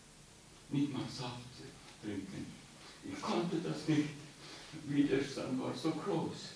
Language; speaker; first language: German; non-native, learner; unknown